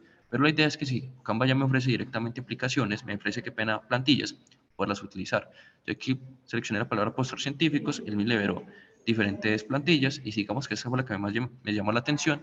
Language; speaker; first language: Spanish; native; Spanish